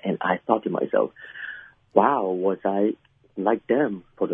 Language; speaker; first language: English; early bilingual, other home language; Cantonese